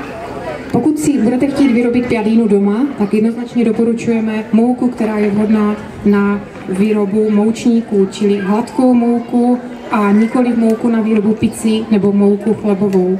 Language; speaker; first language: Czech; native; Czech